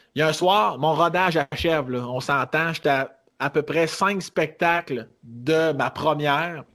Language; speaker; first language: French; native; French